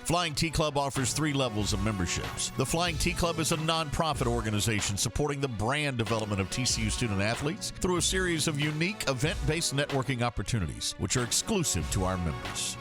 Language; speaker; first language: English; native; English